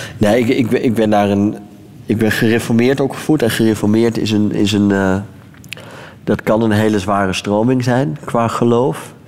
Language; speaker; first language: Dutch; native; Dutch